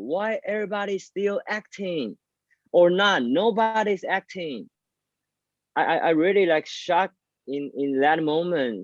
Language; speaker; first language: English; non-native, learner; Chinese